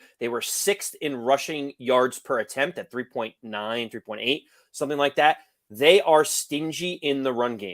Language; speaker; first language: English; native; English